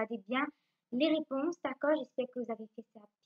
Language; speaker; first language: French; non-native, local second language; Morisyen